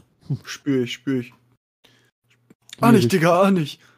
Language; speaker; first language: German; native; German